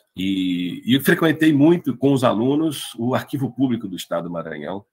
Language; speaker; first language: Portuguese; native; Portuguese